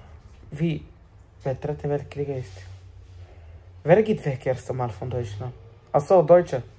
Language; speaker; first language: German; non-native, learner; Bulgarian